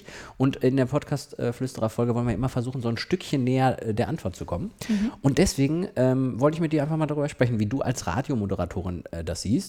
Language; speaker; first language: German; native; German